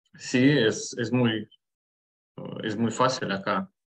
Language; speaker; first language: Spanish; non-native, learner; Russian